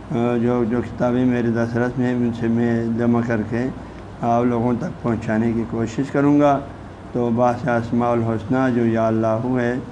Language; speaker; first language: Urdu; non-native, local second language; Balti